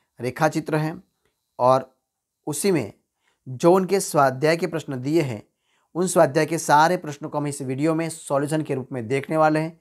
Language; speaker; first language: Hindi; non-native, local second language; Gujarati